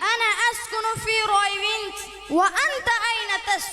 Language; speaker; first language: Arabic; non-native, learner; Urdu